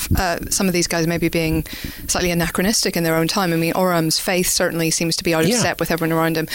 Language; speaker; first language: English; native; English